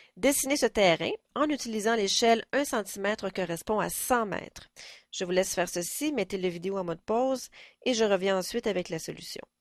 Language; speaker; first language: French; native; French